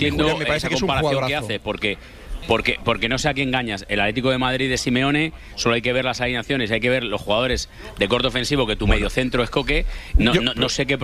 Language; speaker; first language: Spanish; native; Spanish